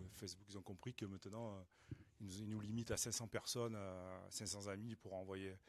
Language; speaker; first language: French; native; French